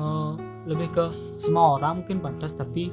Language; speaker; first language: Indonesian; native; Indonesian